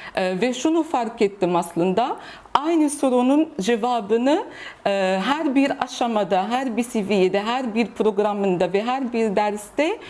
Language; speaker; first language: Turkish; non-native, fluent; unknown